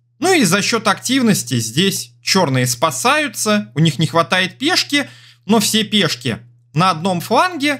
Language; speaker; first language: Russian; native; Russian